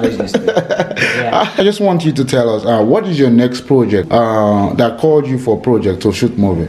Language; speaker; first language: English; non-native, fluent; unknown